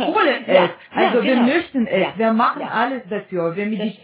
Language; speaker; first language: German; non-native, fluent; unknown